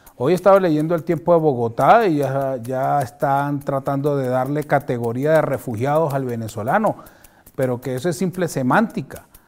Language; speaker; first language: Spanish; native; Spanish